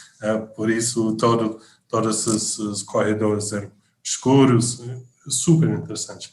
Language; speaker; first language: Portuguese; non-native, fluent; English